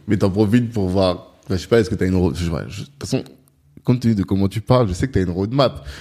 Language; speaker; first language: French; non-native, local second language; Sango